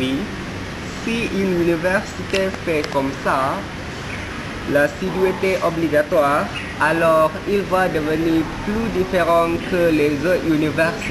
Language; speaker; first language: French; non-native, learner; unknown